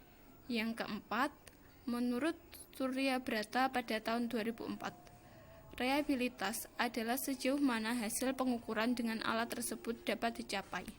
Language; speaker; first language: Indonesian; native; Indonesian